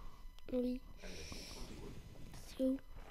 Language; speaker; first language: French; native; French